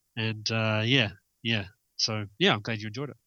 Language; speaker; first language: English; native; English